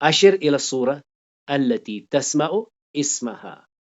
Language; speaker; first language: Arabic; non-native, fluent; Urdu